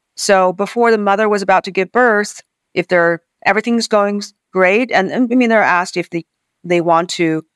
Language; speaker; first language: English; non-native, fluent; Chinese